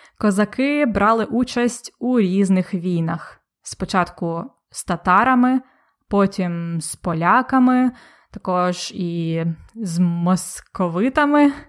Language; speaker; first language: Ukrainian; native; Ukrainian